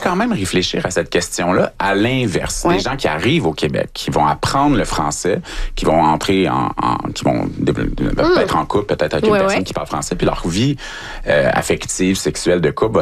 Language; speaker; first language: French; native; French